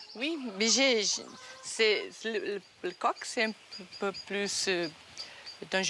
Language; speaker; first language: French; non-native, learner; Portuguese